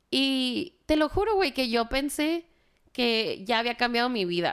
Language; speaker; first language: Spanish; early bilingual, heritage; Spanish